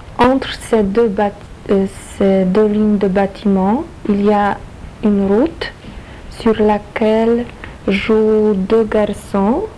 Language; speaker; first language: French; non-native, learner; Polish